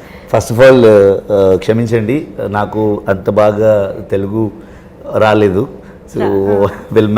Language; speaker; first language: Telugu; non-native, learner; Kannada